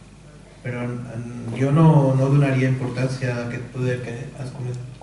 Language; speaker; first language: Catalan; early bilingual, other home language; Urdu